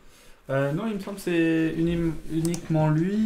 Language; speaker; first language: French; native; French